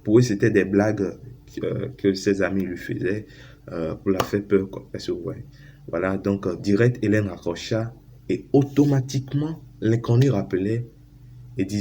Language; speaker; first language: French; native; French